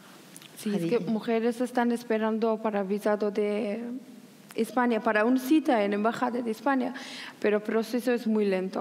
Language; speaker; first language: Spanish; non-native, learner; Persian